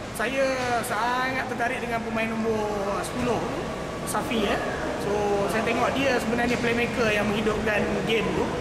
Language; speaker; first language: Malay; native; Malay